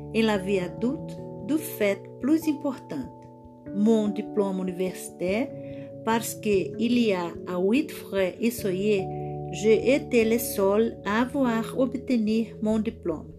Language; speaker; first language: French; non-native, learner; Portuguese